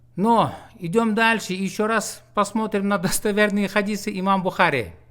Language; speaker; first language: Russian; non-native, local second language; Kyrgyz